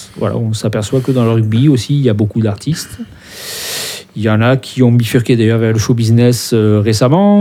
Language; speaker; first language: French; native; French